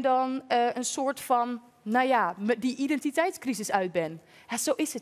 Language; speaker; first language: Dutch; native; Dutch